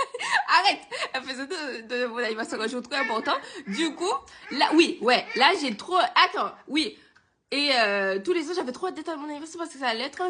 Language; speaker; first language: French; native; French